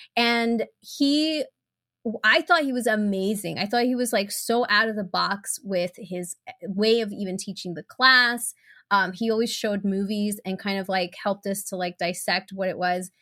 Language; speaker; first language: English; early bilingual, other home language; Spanish